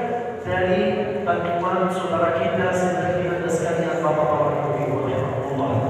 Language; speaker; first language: Indonesian; non-native, learner; Arabic